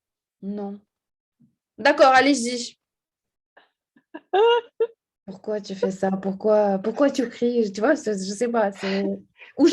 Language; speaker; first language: French; non-native, fluent; Russian